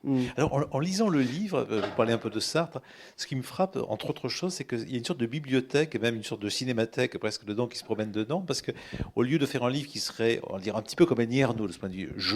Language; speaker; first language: French; native; French